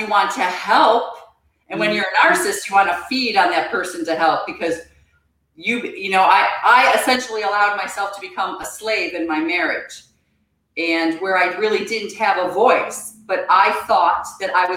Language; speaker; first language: English; native; English